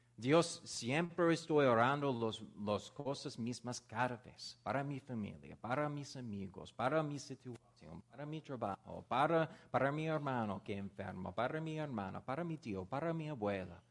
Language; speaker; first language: Spanish; non-native, learner; English